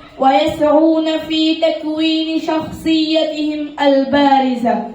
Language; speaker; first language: Arabic; non-native, learner; Bangla